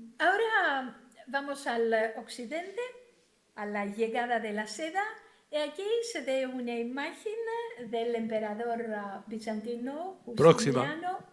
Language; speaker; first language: Spanish; non-native, fluent; Greek